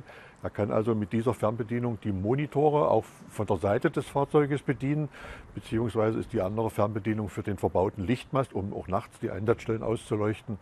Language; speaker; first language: German; native; German